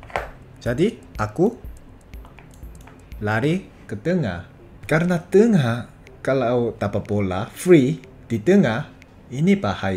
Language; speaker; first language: Indonesian; non-native, fluent; Korean